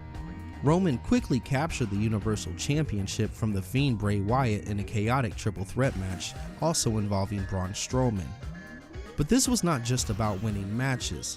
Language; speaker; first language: English; native; English